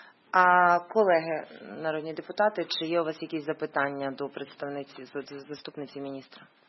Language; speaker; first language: Ukrainian; native; Ukrainian